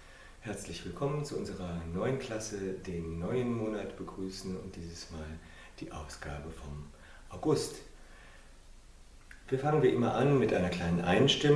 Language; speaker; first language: German; non-native, fluent; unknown